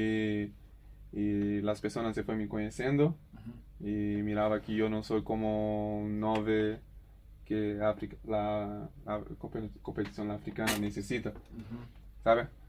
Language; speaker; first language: Spanish; non-native, learner; Portuguese